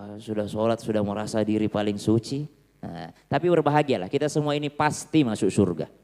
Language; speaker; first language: Indonesian; native; Indonesian